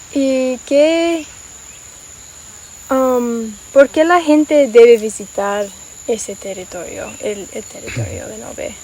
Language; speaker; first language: Spanish; non-native, fluent; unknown